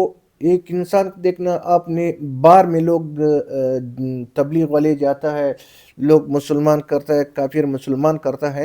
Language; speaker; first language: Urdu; non-native, local second language; Pashto